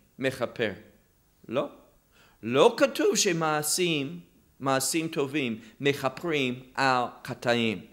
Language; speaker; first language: Hebrew; non-native, fluent; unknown